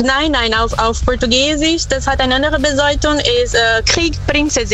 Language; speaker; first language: German; non-native, fluent; Portuguese